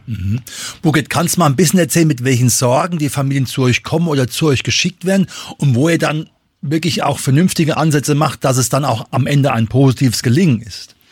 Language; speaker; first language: German; native; German